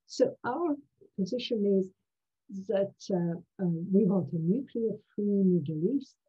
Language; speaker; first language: English; non-native, fluent; Persian